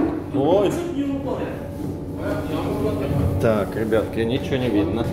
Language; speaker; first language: Russian; native; Russian